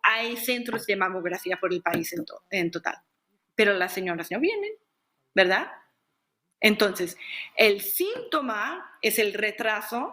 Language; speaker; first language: Spanish; non-native, fluent; English